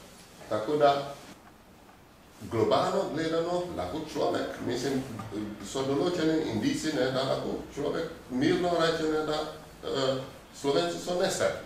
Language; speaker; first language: Slovenian; non-native, fluent; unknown